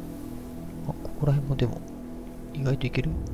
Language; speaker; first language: Japanese; native; Japanese